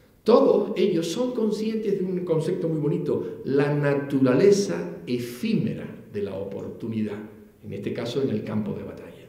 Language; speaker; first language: Spanish; native; Spanish